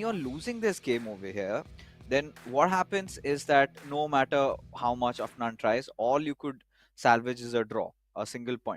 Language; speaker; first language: English; non-native, local second language; Hindi